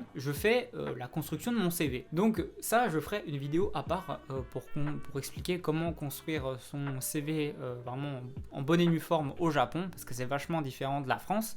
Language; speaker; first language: French; native; French